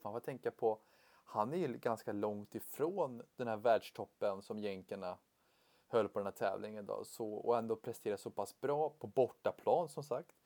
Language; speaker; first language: Swedish; native; Swedish